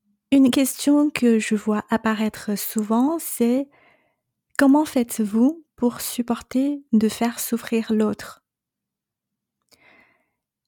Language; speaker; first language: French; non-native, fluent; Chinese